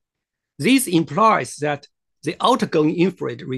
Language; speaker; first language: English; non-native, fluent; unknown